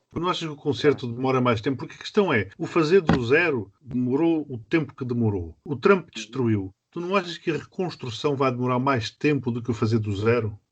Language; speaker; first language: Portuguese; native; Portuguese